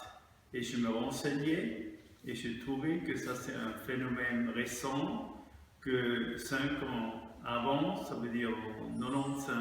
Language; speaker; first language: French; non-native, fluent; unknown